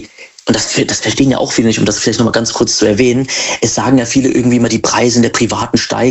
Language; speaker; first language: German; native; German